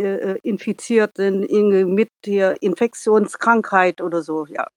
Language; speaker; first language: German; non-native, learner; Vietnamese